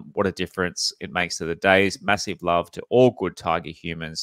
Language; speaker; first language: English; native; English